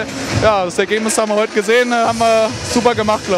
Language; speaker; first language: German; native; German